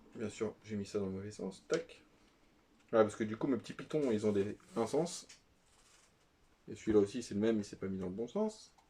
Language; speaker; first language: French; native; French